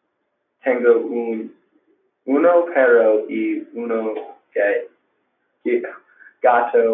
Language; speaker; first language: Spanish; non-native, learner; English